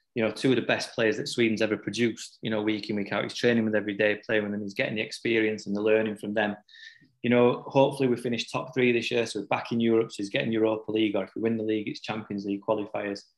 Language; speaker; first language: English; native; English